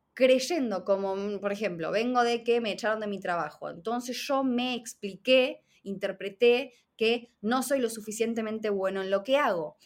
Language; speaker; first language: Spanish; native; Spanish